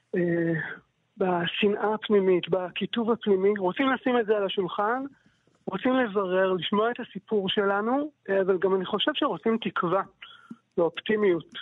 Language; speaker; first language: Hebrew; native; Hebrew